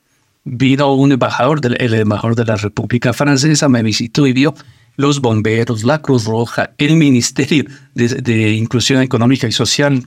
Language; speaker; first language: Spanish; native; Spanish